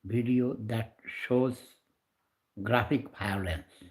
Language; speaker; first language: English; non-native, local second language; Bangla